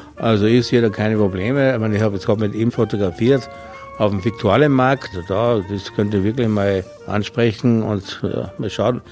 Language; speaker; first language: German; native; German